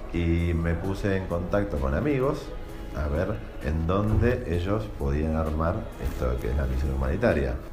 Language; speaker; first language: Spanish; native; Spanish